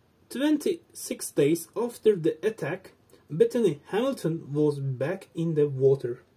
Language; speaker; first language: English; non-native, fluent; Azerbaijani